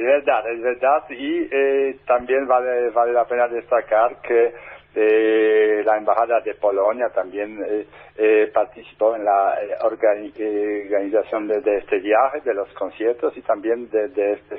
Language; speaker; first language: Spanish; non-native, fluent; Polish